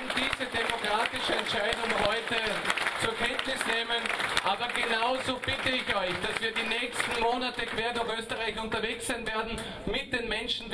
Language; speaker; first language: German; native; German